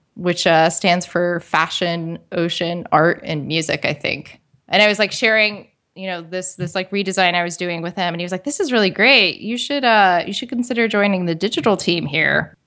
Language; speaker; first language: English; native; English